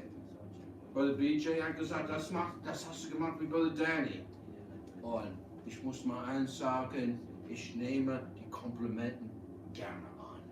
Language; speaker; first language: German; early bilingual, heritage; English